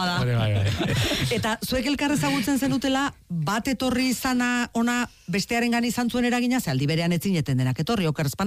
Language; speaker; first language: Basque; native; Basque